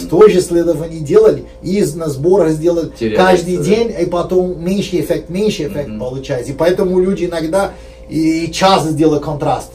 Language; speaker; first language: Russian; non-native, learner; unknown